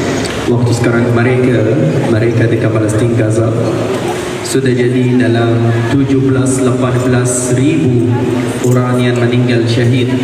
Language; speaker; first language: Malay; non-native, fluent; Arabic